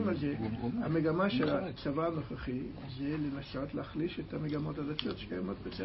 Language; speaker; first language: Hebrew; native; Hebrew